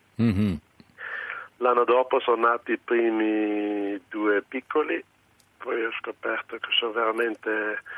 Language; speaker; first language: Italian; non-native, local second language; German